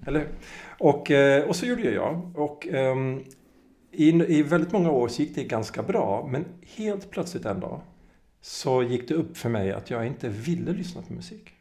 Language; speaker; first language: Swedish; native; Swedish